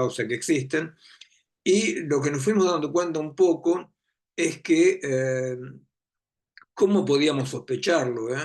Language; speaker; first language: Spanish; native; Spanish